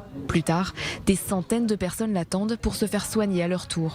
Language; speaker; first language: French; native; French